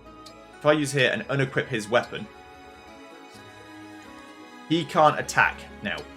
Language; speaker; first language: English; native; English